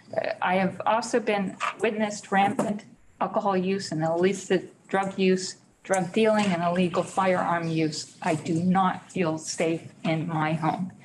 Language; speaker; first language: English; native; English